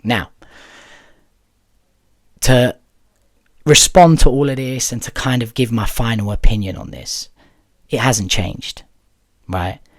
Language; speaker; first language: English; native; English